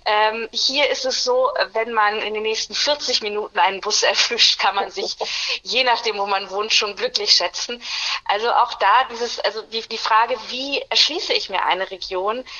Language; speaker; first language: German; native; German